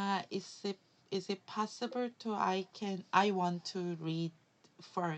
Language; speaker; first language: English; non-native, learner; Korean